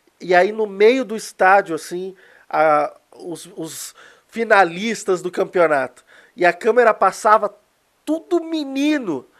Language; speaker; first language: Portuguese; native; Portuguese